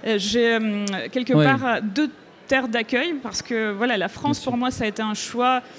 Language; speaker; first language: French; non-native, fluent; Ukrainian